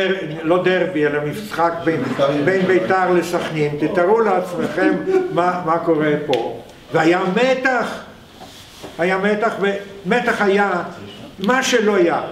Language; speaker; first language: Hebrew; non-native, fluent; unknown